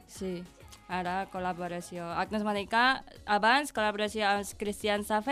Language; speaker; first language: Catalan; non-native, learner; Indonesian